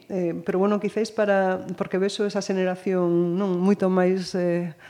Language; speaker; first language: Galician; native; Galician